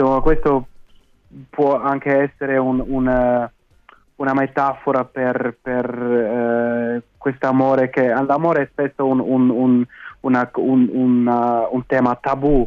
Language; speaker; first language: Italian; non-native, fluent; German